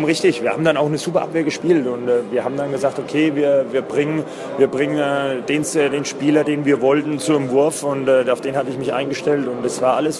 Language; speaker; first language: German; native; German